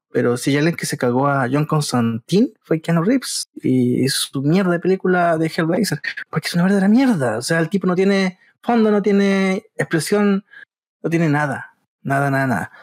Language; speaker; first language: Spanish; native; Spanish